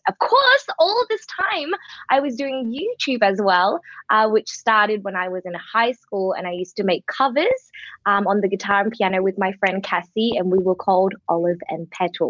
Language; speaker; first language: English; native; English